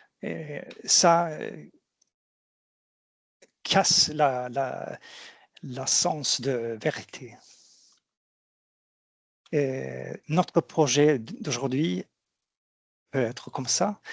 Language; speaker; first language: French; non-native, fluent; Swedish